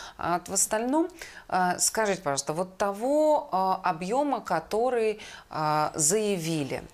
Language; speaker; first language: Russian; native; Russian